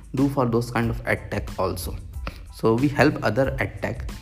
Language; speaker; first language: English; non-native, local second language; Hindi